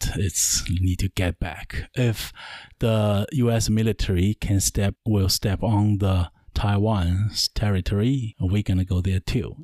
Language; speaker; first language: English; non-native, learner; Chinese